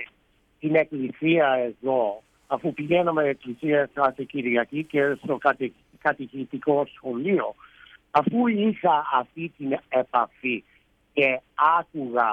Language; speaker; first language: Greek; early bilingual, heritage; Greek